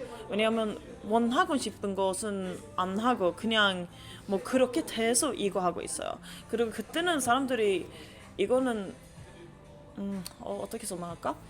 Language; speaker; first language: Korean; non-native, fluent; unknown